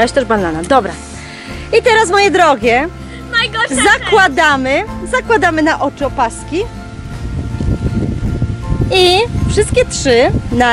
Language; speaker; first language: Polish; native; Polish